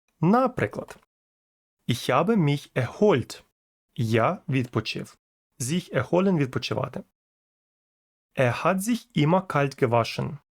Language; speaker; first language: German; non-native, fluent; Ukrainian